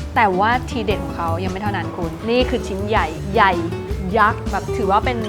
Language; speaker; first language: Thai; native; Thai